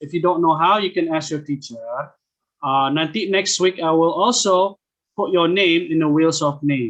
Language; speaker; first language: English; non-native, fluent; Indonesian